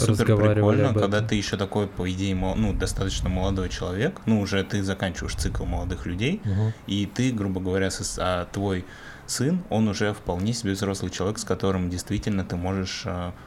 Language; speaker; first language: Russian; native; Russian